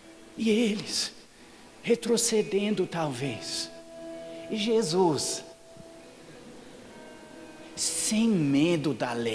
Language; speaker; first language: Portuguese; non-native, fluent; English